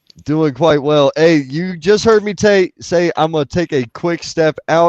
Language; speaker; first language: English; native; English